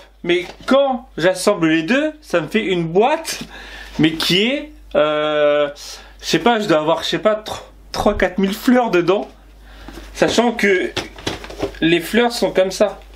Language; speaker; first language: French; native; French